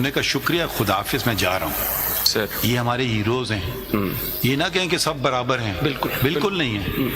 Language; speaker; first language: Urdu; native; Urdu